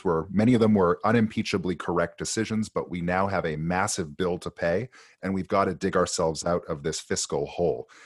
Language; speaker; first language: English; native; English